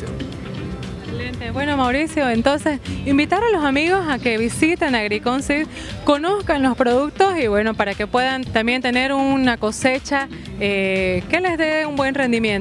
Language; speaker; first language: Spanish; native; Spanish